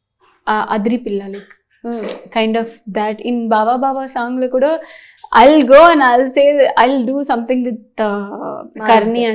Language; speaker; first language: Telugu; non-native, learner; Tamil